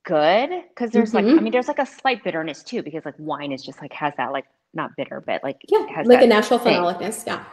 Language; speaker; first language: English; native; English